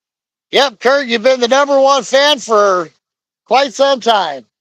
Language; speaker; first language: English; native; English